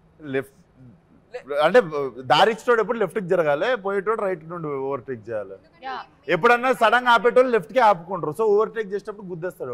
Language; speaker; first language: Telugu; native; Telugu